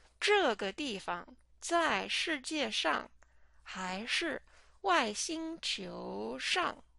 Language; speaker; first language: Chinese; non-native, fluent; English